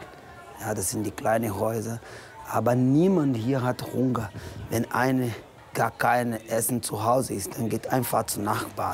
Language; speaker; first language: German; non-native, learner; Portuguese